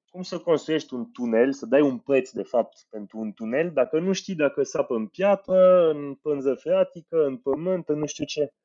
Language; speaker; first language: Romanian; non-native, fluent; French